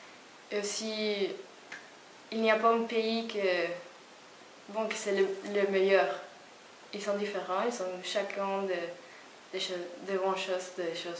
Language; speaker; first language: French; non-native, fluent; Spanish